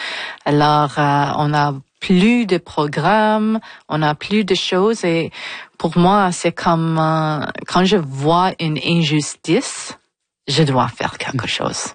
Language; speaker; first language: French; non-native, local second language; English